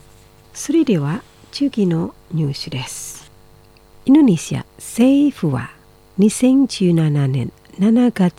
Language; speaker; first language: Japanese; non-native, fluent; Indonesian